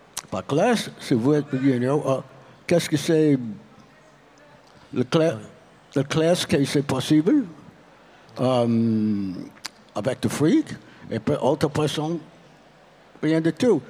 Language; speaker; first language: French; non-native, learner; English